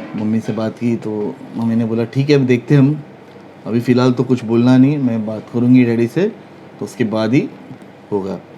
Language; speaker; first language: Hindi; non-native, local second language; Marathi